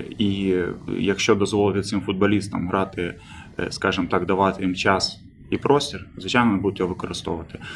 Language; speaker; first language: Ukrainian; native; Ukrainian